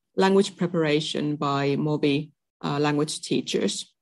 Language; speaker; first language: English; non-native, fluent; Finnish